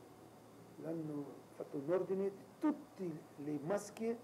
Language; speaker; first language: Italian; non-native, local second language; Arabic